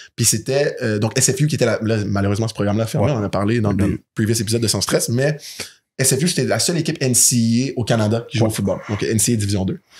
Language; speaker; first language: French; native; French